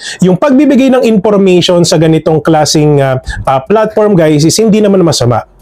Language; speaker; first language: Filipino; native; Filipino